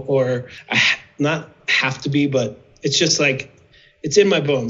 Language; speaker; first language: English; native; English